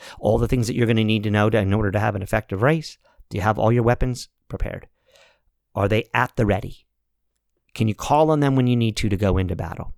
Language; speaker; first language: English; native; English